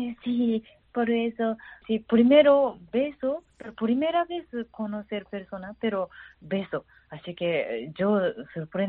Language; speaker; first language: Spanish; non-native, learner; Japanese